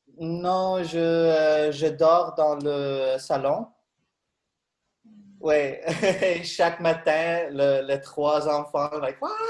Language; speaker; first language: French; non-native, learner; Arabic